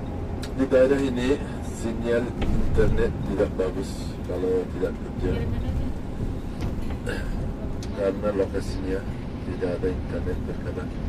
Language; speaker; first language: Indonesian; non-native, fluent; Turkish